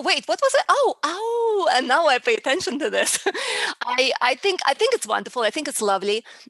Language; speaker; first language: English; non-native, fluent; Russian